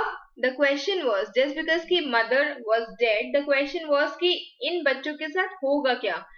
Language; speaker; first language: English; non-native, local second language; Hindi